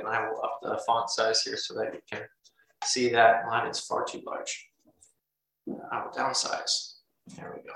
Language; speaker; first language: English; native; English